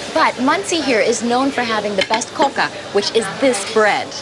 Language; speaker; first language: English; native; English